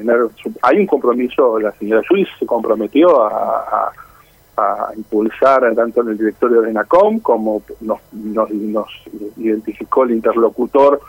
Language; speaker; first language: Spanish; native; Spanish